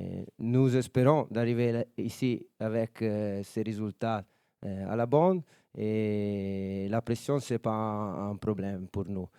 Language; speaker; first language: French; non-native, learner; Italian